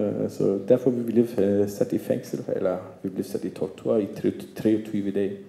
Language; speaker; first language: Danish; non-native, fluent; Turkish